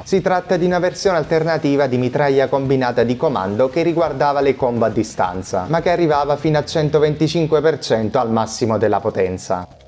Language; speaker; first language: Italian; native; Italian